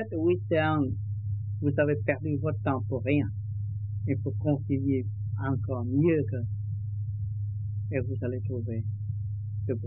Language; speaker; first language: French; non-native, learner; Vietnamese